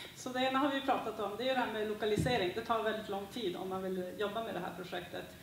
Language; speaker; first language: Swedish; native; Swedish